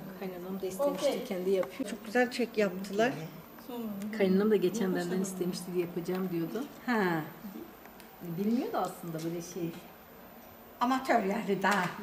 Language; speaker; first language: Turkish; non-native, fluent; Japanese